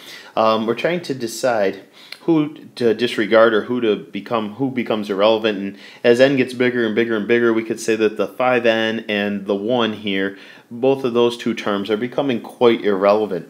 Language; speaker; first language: English; native; English